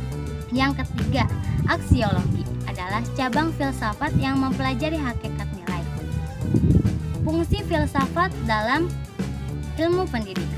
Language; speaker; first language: Indonesian; native; Indonesian